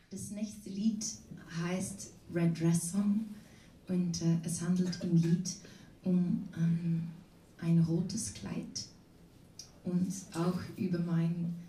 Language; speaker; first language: German; non-native, learner; Dutch